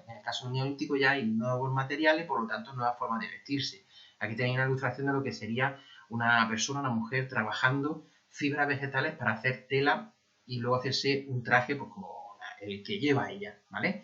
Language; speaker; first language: Spanish; native; Spanish